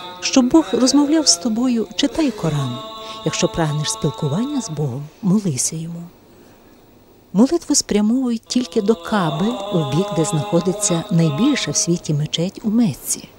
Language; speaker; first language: Ukrainian; native; Ukrainian